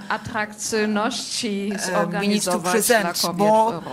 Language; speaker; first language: Polish; non-native, fluent; German